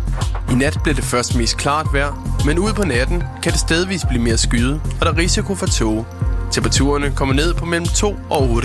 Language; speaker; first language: Danish; native; Danish